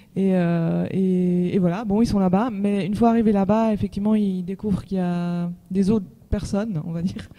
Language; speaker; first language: French; native; French